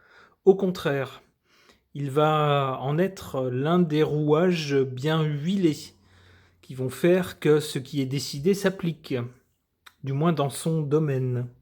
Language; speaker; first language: French; native; French